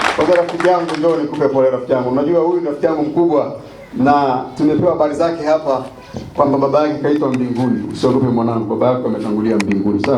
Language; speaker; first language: Swahili; non-native, local second language; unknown